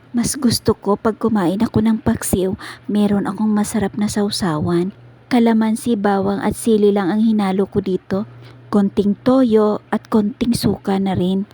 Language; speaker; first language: Filipino; non-native, local second language; Cebuano